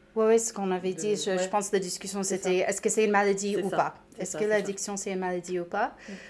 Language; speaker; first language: French; non-native, fluent; English